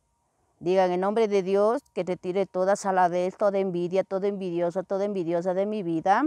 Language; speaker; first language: Spanish; native; Spanish